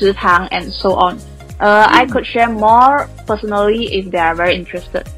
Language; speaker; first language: English; non-native, local second language; Chinese